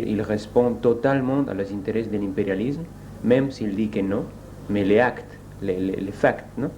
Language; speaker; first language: French; non-native, learner; Spanish